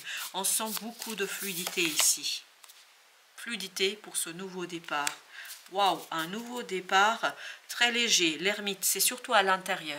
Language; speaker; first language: French; native; French